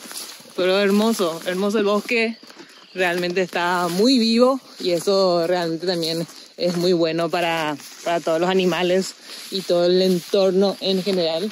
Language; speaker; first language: Spanish; native; Spanish